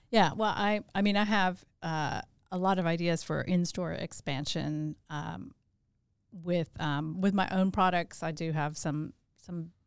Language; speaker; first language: English; native; English